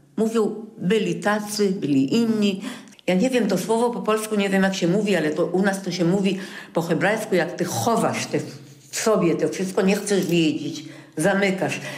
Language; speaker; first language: Polish; native; Polish